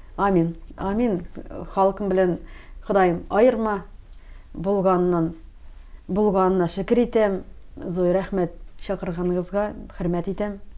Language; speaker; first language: Tatar; native; Tatar